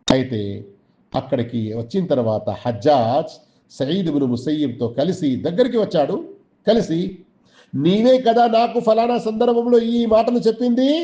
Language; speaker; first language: Telugu; non-native, local second language; Urdu